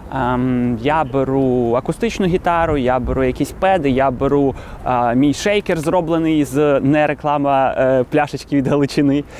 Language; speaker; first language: Ukrainian; non-native, local second language; Russian